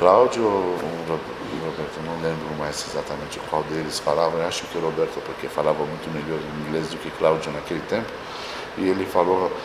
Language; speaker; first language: Portuguese; non-native, fluent; Romanian